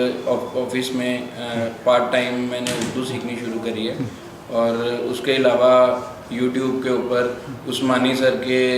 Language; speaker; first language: Hindi; non-native, local second language; Punjabi